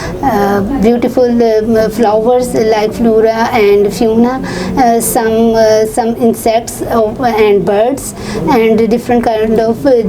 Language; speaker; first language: English; non-native, learner; Urdu